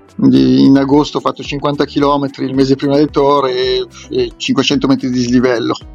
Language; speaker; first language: Italian; native; Italian